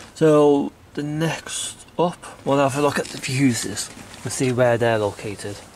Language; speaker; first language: English; native; English